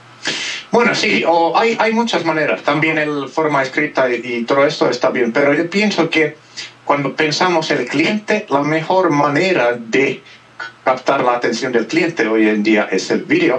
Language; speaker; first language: Spanish; non-native, fluent; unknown